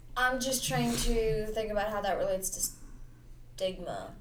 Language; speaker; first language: English; early bilingual, other home language; Hindi